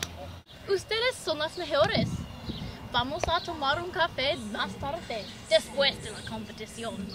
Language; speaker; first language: Spanish; non-native, learner; English